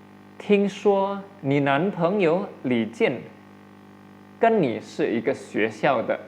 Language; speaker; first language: Chinese; non-native, fluent; Indonesian